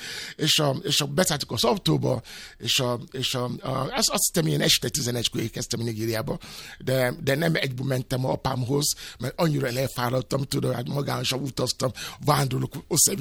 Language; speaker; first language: Hungarian; non-native, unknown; Yoruba